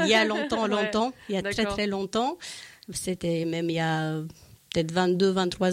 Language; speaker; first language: French; native; French